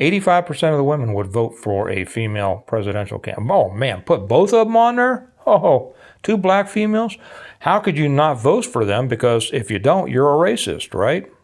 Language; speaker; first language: English; native; English